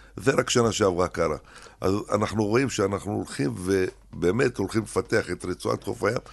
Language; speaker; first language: Hebrew; early bilingual, other home language; Arabic